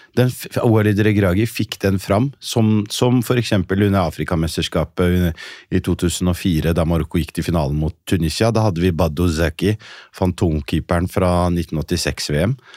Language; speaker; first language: Norwegian; early bilingual, other home language; Riffian